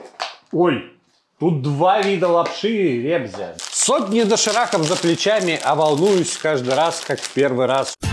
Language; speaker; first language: Russian; native; Russian